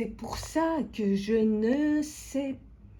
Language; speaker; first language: French; non-native, fluent; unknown